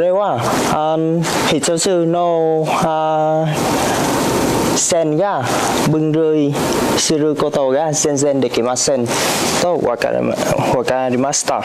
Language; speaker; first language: Japanese; non-native, learner; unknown